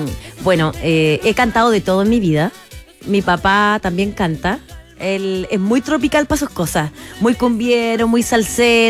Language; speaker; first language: Spanish; native; Spanish